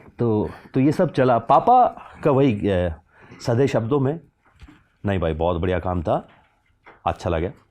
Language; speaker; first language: Hindi; native; Hindi